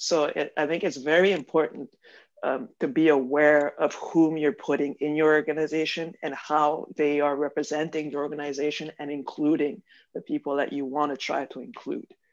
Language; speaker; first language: English; native; English